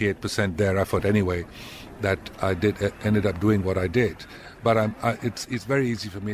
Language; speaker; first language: English; non-native, local second language; Tamil